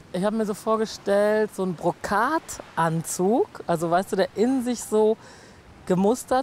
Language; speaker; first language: German; native; German